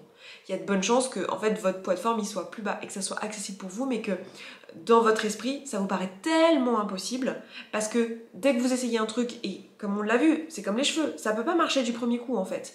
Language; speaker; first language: French; native; French